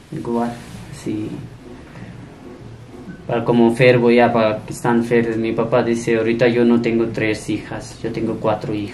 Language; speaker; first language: Spanish; non-native, learner; Punjabi